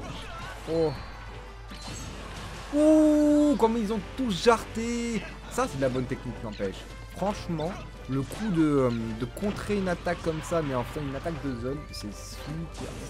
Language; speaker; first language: French; native; French